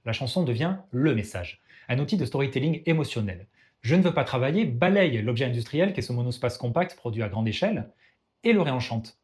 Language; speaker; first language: French; native; French